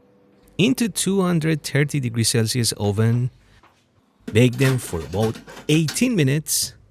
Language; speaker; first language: English; non-native, fluent; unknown